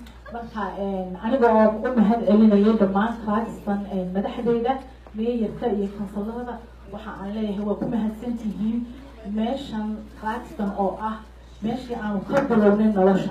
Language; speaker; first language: Somali; native; Somali